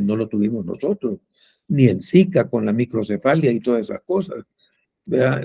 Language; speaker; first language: Spanish; native; Spanish